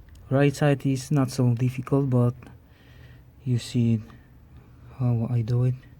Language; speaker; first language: English; non-native, learner; Polish